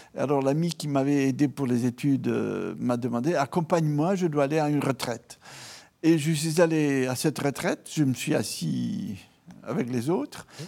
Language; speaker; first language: French; non-native, fluent; Italian